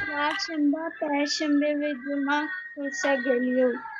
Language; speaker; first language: Turkish; non-native, learner; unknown